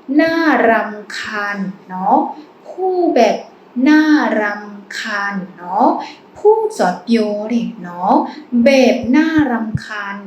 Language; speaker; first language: Thai; non-native, fluent; Burmese